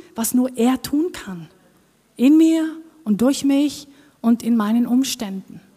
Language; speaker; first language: German; non-native, fluent; Norwegian